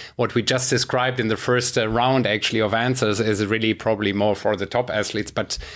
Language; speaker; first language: English; non-native, fluent; German